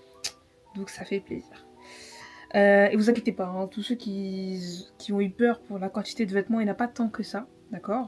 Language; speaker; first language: French; native; French